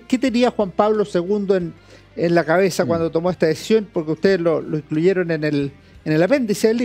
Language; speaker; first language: Spanish; native; Spanish